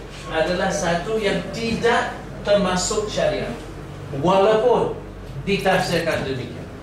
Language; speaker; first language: Indonesian; non-native, fluent; English